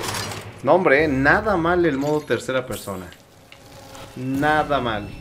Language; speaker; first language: Spanish; native; Spanish